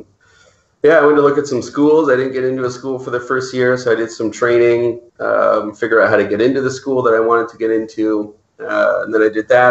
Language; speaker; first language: English; native; English